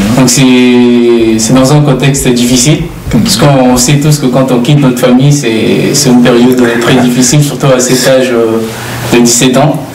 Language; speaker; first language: French; native; French